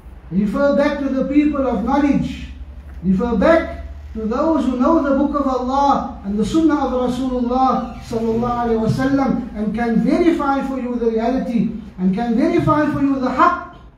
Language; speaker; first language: English; native; English